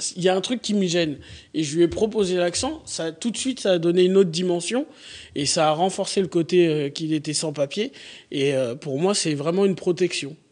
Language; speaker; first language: French; native; French